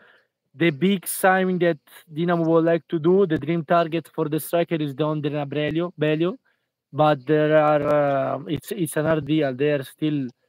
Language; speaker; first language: English; non-native, fluent; Italian